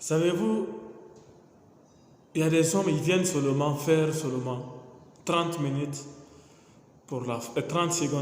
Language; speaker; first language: French; non-native, local second language; Mandingo